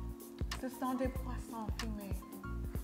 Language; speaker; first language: French; non-native, learner; English